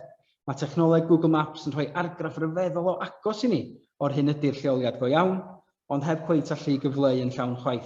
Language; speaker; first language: Welsh; native; Welsh